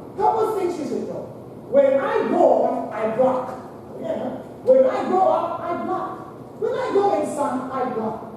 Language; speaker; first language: English; non-native, local second language; Filipino